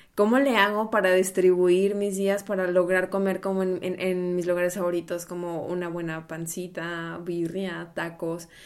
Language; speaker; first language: Spanish; native; Spanish